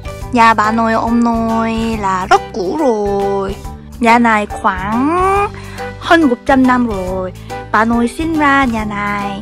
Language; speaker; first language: Vietnamese; non-native, learner; Korean